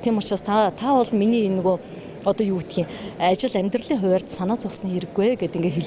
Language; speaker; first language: Mongolian; native; Mongolian